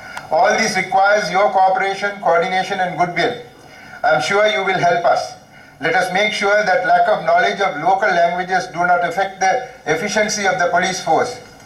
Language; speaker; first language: English; non-native, local second language; Tamil